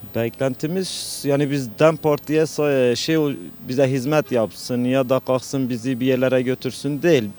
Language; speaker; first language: Turkish; non-native, local second language; Kurdish